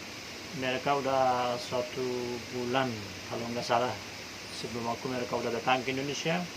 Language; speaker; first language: Indonesian; non-native, fluent; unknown